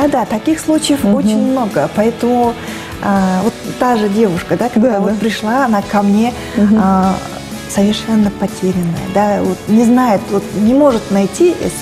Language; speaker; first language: Russian; native; Russian